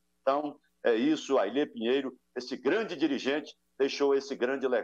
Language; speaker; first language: Portuguese; native; Portuguese